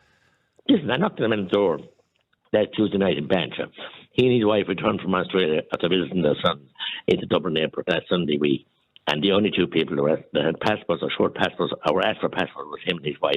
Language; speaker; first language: English; native; English